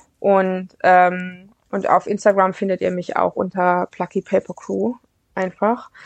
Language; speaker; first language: German; native; German